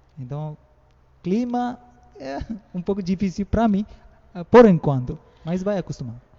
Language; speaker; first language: Portuguese; non-native, learner; Tamil